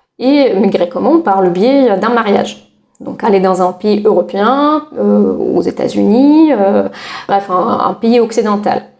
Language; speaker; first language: French; non-native, fluent; Russian